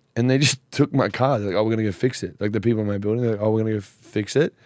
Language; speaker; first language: English; native; English